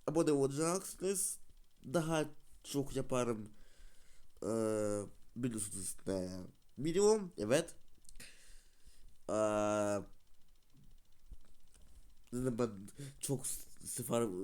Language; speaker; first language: Turkish; non-native, learner; Russian